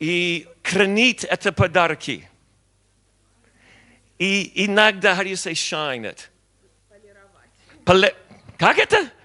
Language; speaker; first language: Russian; non-native, learner; English